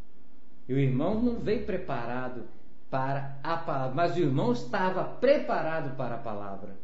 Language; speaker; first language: Portuguese; native; Portuguese